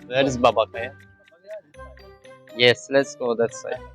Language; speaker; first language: English; non-native, fluent; Turkish